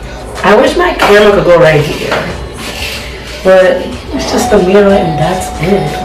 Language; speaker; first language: English; native; English